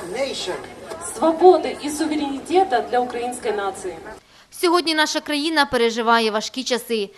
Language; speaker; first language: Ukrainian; native; Ukrainian